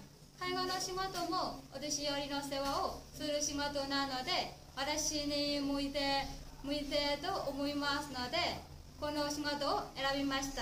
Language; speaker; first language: Japanese; non-native, learner; Vietnamese